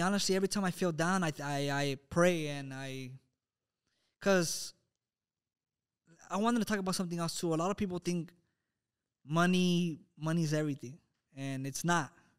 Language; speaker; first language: English; native; English